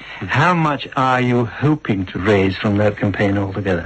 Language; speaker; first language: English; non-native, fluent; Russian